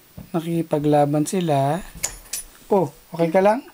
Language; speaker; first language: Filipino; native; Filipino